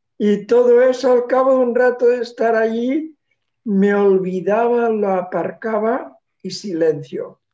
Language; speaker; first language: Spanish; non-native, local second language; Catalan